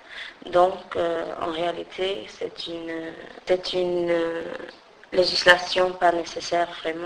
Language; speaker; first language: French; non-native, fluent; English